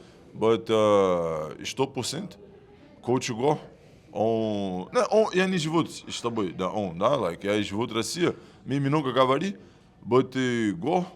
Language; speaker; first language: Russian; non-native, learner; Portuguese